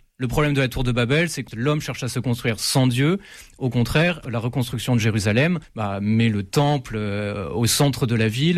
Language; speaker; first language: French; native; French